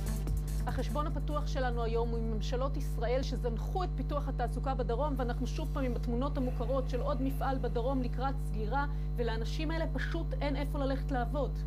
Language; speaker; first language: Hebrew; native; Hebrew